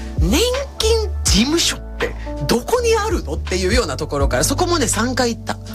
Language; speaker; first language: Japanese; non-native, fluent; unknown